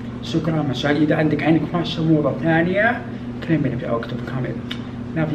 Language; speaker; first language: Arabic; non-native, learner; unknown